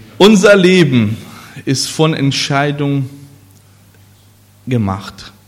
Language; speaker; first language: German; non-native, learner; Portuguese